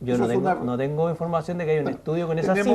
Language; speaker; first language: Spanish; native; Spanish